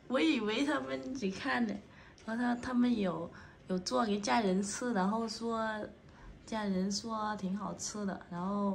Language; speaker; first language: Chinese; non-native, fluent; Vietnamese